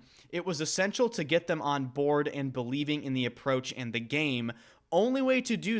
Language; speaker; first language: English; native; English